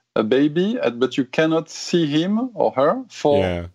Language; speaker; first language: English; non-native, fluent; French